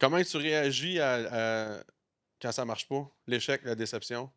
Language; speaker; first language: French; native; French